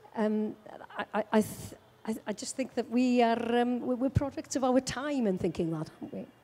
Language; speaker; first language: English; native; English